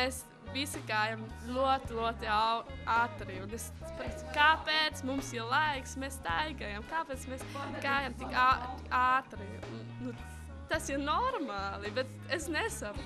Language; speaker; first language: Latvian; non-native, learner; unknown